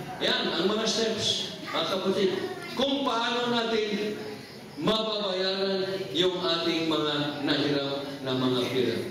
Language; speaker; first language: Filipino; non-native, local second language; Cebuano